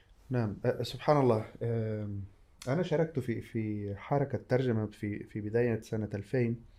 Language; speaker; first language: Arabic; non-native, fluent; Spanish